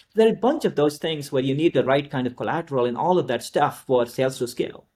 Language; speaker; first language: English; non-native, local second language; Hindi